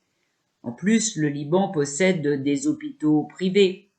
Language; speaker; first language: French; non-native, local second language; Arabic